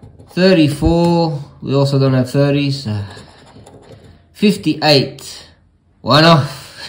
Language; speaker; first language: English; early bilingual, other home language; Portuguese